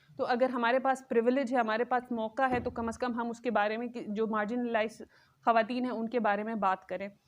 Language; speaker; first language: Urdu; non-native, local second language; Khowar